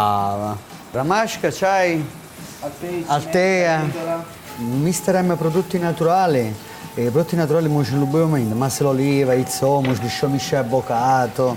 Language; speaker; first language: Russian; non-native, learner; Italian